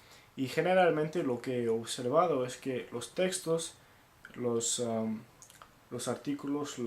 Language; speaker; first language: Spanish; non-native, fluent; English